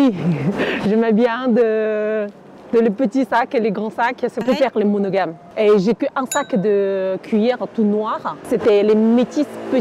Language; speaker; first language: French; non-native, learner; Chinese